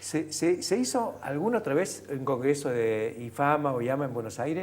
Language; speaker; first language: Spanish; native; Spanish